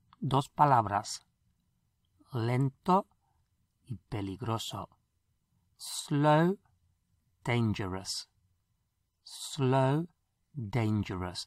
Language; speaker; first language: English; non-native, fluent; Spanish